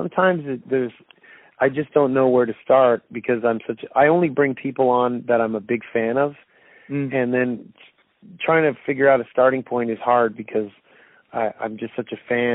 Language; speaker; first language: English; native; English